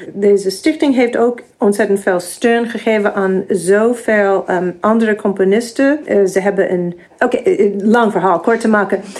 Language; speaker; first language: Dutch; non-native, fluent; English